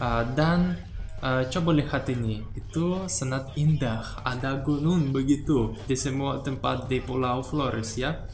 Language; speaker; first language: Indonesian; non-native, learner; Russian